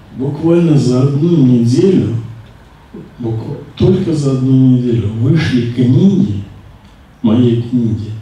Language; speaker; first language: Czech; non-native, learner; Russian